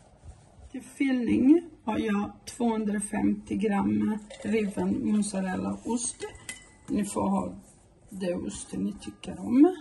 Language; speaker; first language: Swedish; non-native, learner; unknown